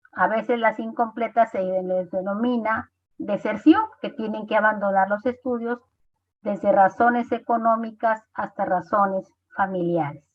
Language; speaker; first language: Spanish; native; Spanish